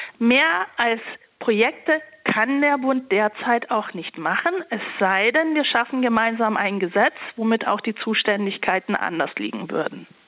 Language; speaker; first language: German; early bilingual, other home language; Turkish